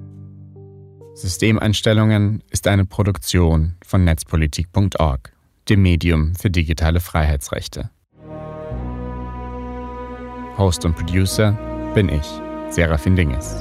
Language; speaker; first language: German; native; German